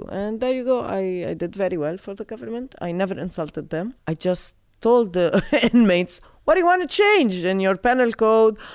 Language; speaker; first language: English; non-native, fluent; Arabic